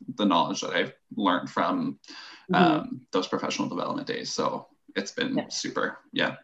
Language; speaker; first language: English; non-native, fluent; French